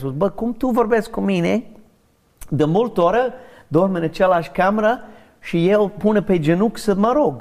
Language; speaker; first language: Romanian; non-native, learner; English